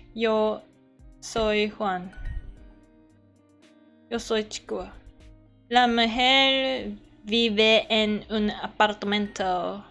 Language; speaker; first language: Spanish; non-native, learner; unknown